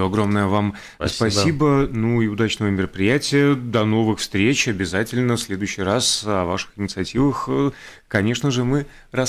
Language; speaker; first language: Russian; native; Russian